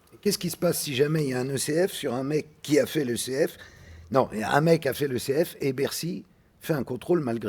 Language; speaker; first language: French; native; French